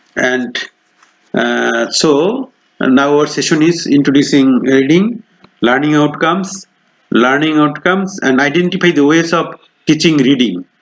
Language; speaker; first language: English; non-native, local second language; Bangla